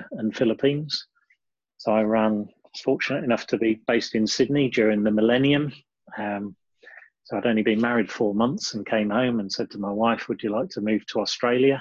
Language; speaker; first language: English; native; English